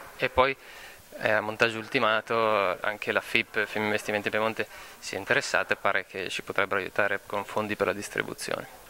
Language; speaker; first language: Italian; native; Italian